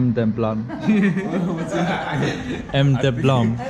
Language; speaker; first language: Vietnamese; non-native, learner; English